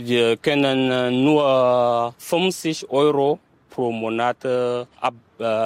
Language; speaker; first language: German; non-native, learner; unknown